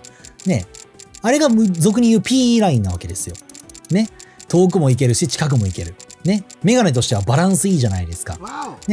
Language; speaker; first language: Japanese; native; Japanese